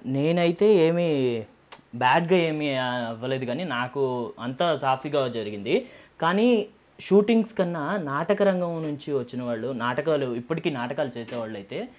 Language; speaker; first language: Telugu; native; Telugu